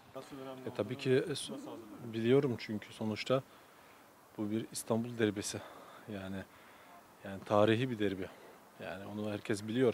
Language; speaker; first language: Turkish; early bilingual, other home language; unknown